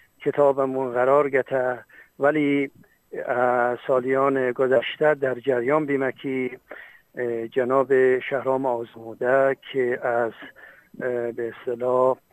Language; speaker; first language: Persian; non-native, local second language; Talysh